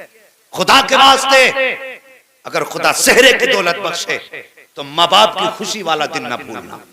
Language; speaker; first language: Hindi; native; Hindi